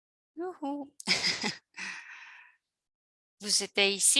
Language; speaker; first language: French; non-native, fluent; Spanish